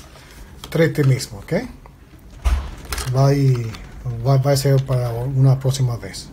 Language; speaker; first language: Portuguese; non-native, fluent; Spanish